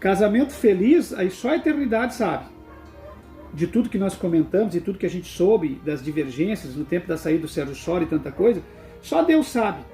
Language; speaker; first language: Portuguese; native; Portuguese